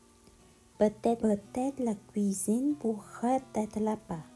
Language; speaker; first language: French; non-native, learner; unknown